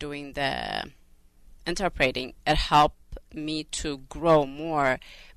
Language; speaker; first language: English; non-native, fluent; Amharic